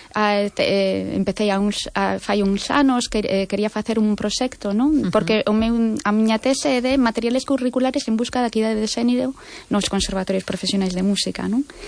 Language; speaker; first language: Galician; non-native, local second language; Spanish